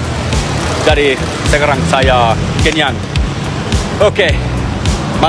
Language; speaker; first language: Indonesian; non-native, learner; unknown